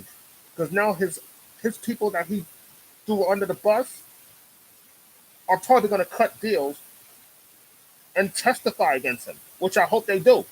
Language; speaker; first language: English; native; English